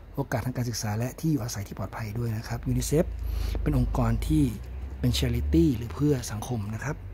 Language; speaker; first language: Thai; native; Thai